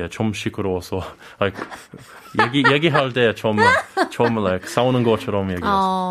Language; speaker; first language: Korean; non-native, learner; English